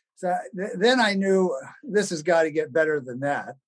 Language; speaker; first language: English; native; English